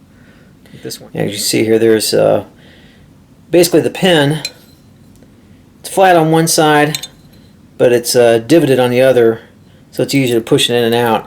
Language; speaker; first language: English; native; English